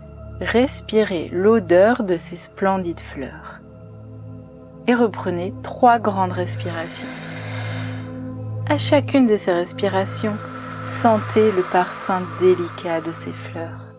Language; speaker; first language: French; native; French